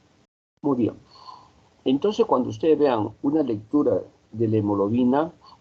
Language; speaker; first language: Spanish; native; Spanish